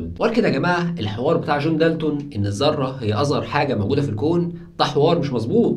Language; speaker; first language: Arabic; native; Arabic